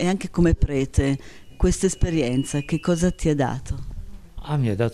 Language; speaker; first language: Italian; native; Italian